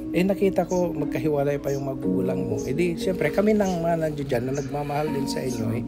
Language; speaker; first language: Filipino; non-native, local second language; Iloko